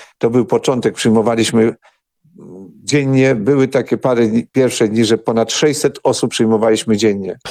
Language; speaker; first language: Polish; non-native, local second language; Ukrainian